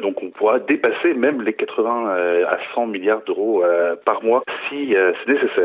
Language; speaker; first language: French; native; French